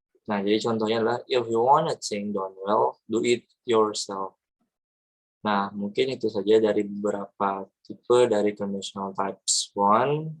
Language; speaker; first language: Indonesian; native; Indonesian